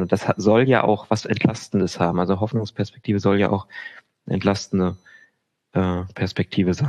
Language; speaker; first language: German; native; German